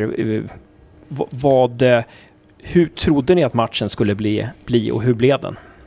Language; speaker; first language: Swedish; native; Swedish